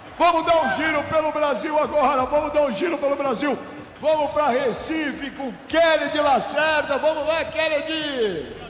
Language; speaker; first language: Portuguese; native; Portuguese